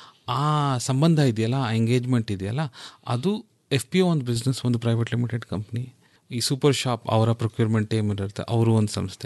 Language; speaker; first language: Kannada; native; Kannada